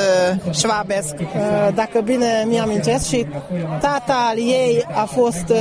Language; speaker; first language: Romanian; non-native, learner; Hungarian